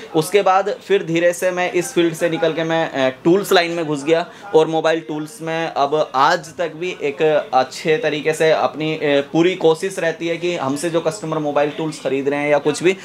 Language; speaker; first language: Hindi; native; Hindi